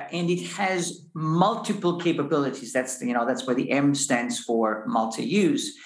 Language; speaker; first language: English; non-native, fluent; German